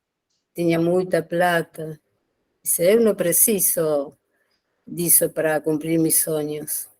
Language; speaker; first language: Portuguese; non-native, learner; Spanish